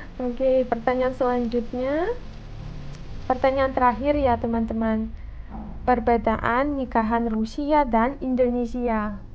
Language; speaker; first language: Indonesian; non-native, fluent; Russian